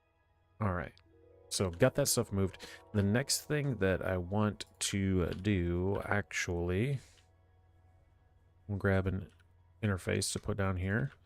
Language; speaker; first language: English; native; English